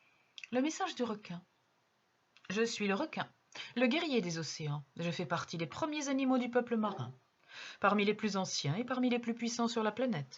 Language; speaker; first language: French; native; French